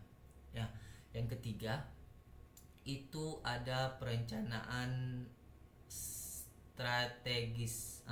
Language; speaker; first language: Indonesian; native; Indonesian